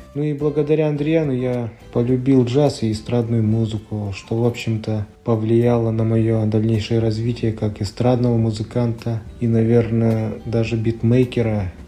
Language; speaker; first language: Russian; non-native, local second language; Yakut